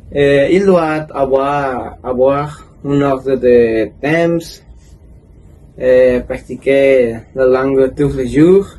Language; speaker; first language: French; non-native, learner; Spanish